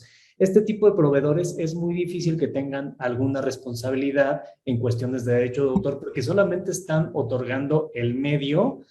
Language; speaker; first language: Spanish; native; Spanish